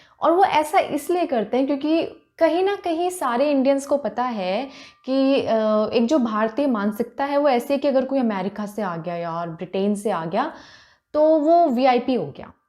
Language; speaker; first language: Hindi; native; Hindi